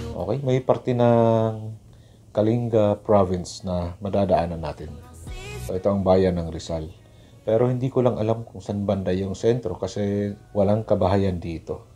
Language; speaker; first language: Filipino; non-native, local second language; Cebuano